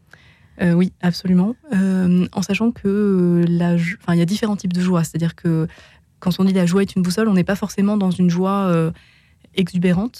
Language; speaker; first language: French; native; French